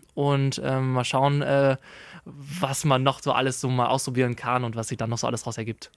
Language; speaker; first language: German; native; German